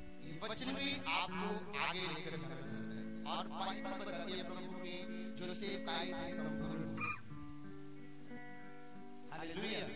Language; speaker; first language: Hindi; non-native, local second language; Punjabi